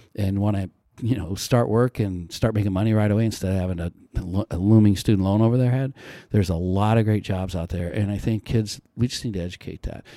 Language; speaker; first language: English; native; English